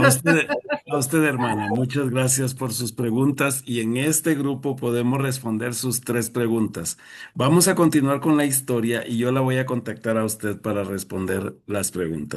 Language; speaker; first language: Spanish; native; Spanish